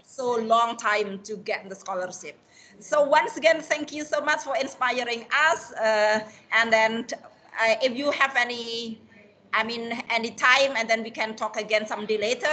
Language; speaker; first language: English; non-native, fluent; Indonesian